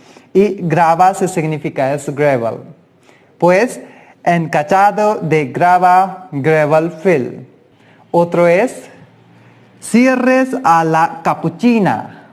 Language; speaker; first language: Spanish; non-native, learner; Hindi